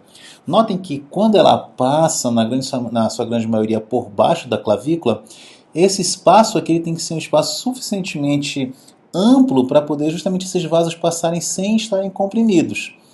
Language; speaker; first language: Portuguese; native; Portuguese